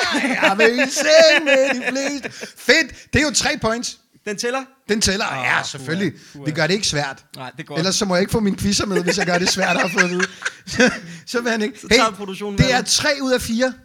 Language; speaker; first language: Danish; non-native, fluent; Arabic